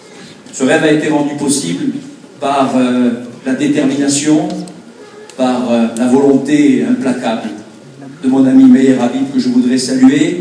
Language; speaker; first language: French; native; French